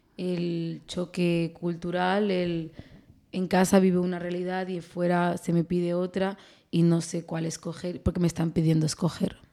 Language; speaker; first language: Spanish; early bilingual, other home language; Arabic